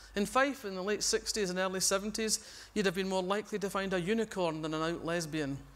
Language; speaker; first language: English; native; English